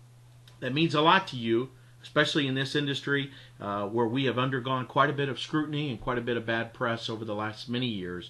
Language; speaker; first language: English; native; English